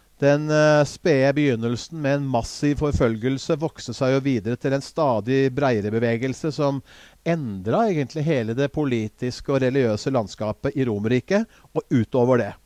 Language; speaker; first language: Norwegian; native; Norwegian